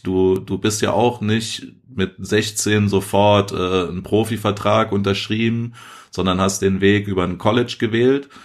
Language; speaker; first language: German; native; German